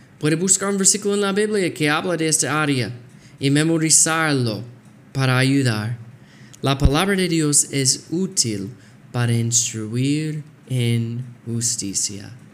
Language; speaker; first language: Spanish; non-native, fluent; English